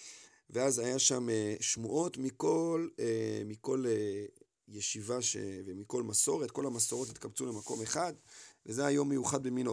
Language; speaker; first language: Hebrew; native; Hebrew